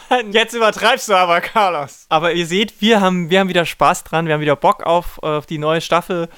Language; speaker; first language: German; native; German